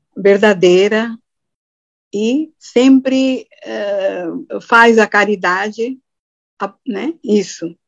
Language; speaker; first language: Portuguese; non-native, fluent; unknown